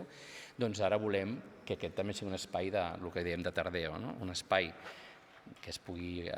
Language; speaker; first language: Catalan; native; Catalan